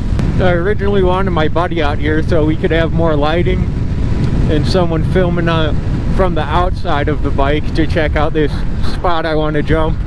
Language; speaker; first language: English; native; English